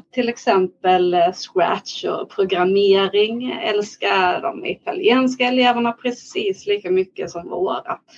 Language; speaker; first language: Swedish; native; Swedish